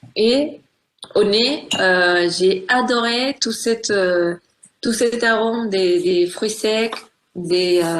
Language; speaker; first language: French; non-native, fluent; Spanish